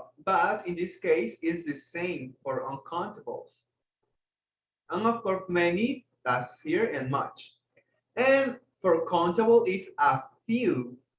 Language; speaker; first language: English; non-native, fluent; Spanish